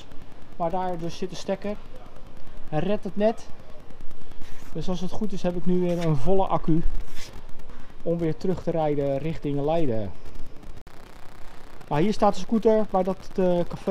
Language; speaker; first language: Dutch; native; Dutch